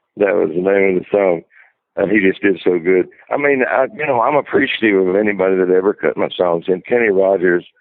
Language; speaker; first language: English; native; English